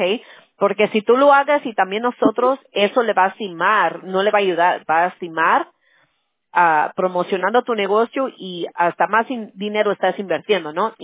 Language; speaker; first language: Spanish; early bilingual, other home language; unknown